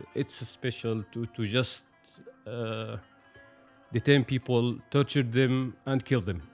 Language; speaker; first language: English; non-native, fluent; Arabic